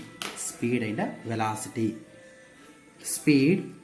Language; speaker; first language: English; non-native, local second language; Kannada